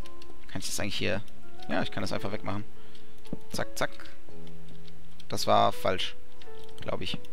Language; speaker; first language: German; native; German